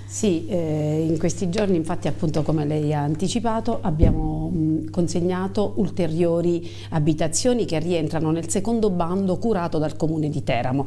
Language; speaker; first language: Italian; native; Italian